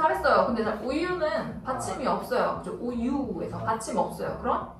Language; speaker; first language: Korean; native; Korean